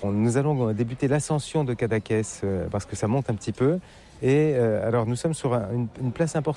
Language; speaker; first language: French; native; French